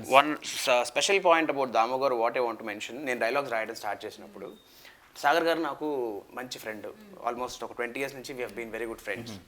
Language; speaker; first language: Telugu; native; Telugu